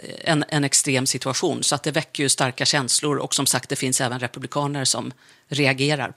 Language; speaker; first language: Swedish; native; Swedish